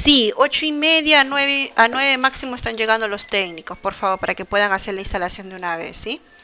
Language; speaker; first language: Spanish; native; Spanish